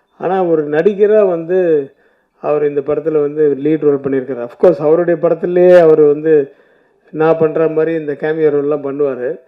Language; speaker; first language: Tamil; native; Tamil